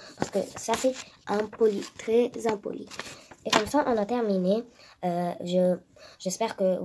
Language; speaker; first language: French; non-native, learner; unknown